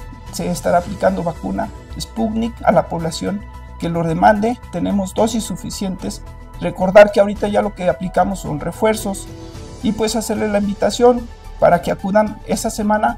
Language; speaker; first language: Spanish; native; Spanish